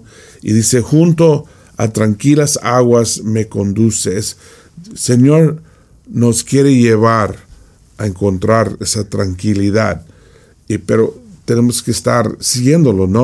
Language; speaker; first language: Spanish; non-native, fluent; English